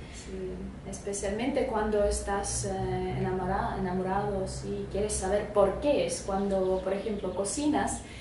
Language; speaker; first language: Spanish; non-native, fluent; Russian